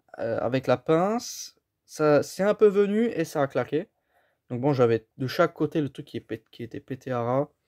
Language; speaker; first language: French; native; French